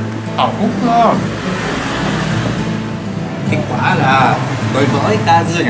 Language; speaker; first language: Vietnamese; non-native, learner; Japanese